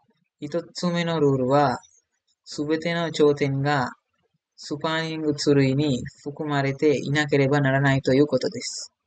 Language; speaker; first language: Japanese; non-native, learner; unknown